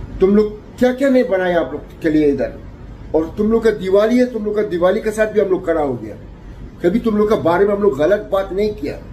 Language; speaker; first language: Hindi; non-native, learner; Arabic